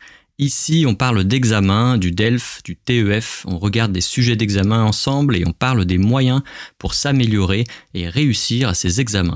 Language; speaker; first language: French; native; French